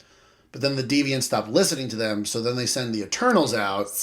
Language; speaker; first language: English; native; English